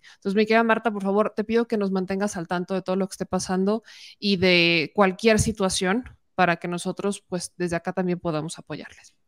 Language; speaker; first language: Spanish; native; Spanish